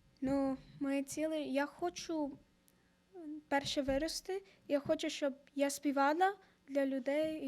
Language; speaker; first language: Ukrainian; early bilingual, heritage; Ukrainian